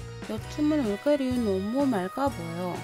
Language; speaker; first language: Korean; non-native, learner; English